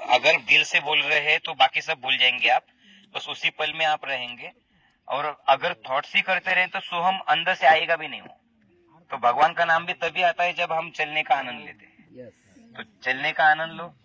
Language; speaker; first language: Hindi; non-native, local second language; Marathi